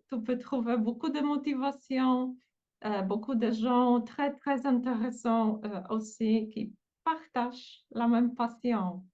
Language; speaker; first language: French; non-native, fluent; Polish